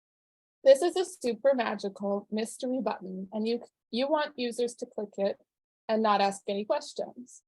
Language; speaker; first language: English; native; English